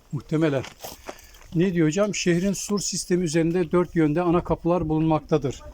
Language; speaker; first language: Turkish; native; Turkish